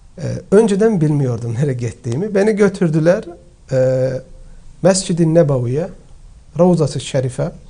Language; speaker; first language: Turkish; early bilingual, heritage; Turkish